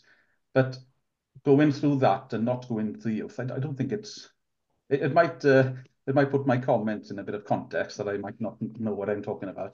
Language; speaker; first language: English; non-native, local second language; Welsh